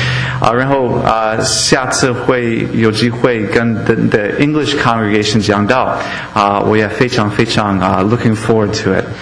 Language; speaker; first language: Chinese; non-native, fluent; English